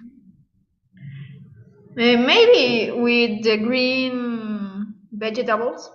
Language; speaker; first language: English; non-native, learner; Spanish